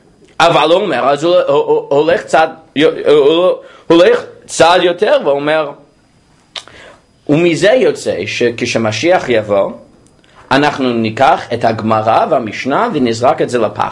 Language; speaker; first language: Hebrew; non-native, fluent; English